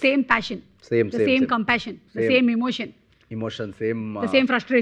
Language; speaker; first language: Telugu; native; Telugu